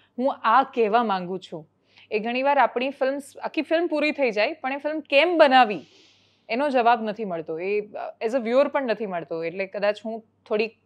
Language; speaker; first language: Gujarati; native; Gujarati